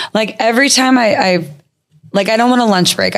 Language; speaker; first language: English; native; English